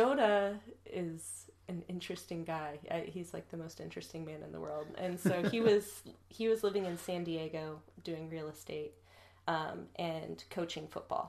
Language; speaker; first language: English; native; English